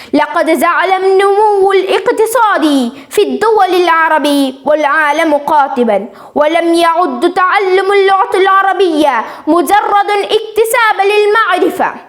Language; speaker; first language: Arabic; non-native, learner; Malayalam